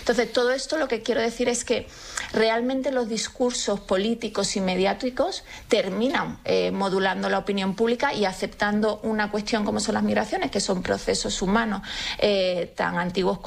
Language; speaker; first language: Spanish; native; Spanish